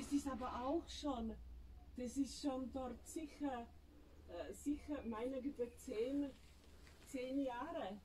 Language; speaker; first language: German; non-native, fluent; Czech